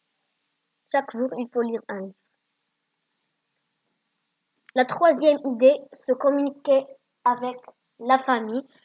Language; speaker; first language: French; non-native, learner; Arabic